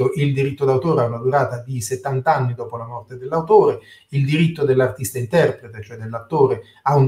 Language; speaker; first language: Italian; native; Italian